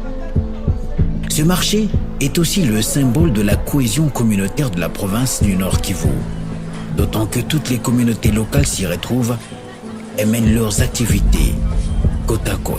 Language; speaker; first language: French; non-native, local second language; Swahili